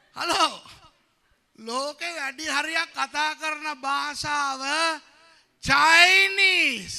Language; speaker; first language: Sinhala; native; Sinhala